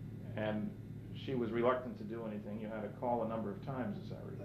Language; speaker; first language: English; native; English